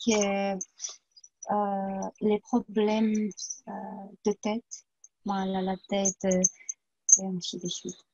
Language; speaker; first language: French; non-native, fluent; Tuvinian